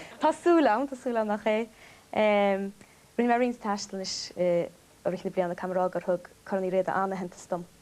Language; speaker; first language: Irish; native; Irish